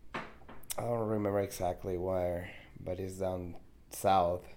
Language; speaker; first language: English; non-native, fluent; Spanish